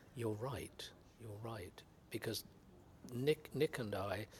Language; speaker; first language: English; native; English